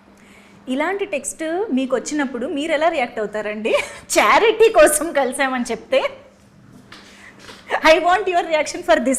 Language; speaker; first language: Telugu; native; Telugu